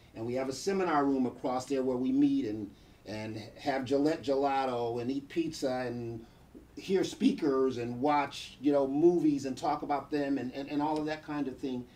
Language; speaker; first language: English; native; English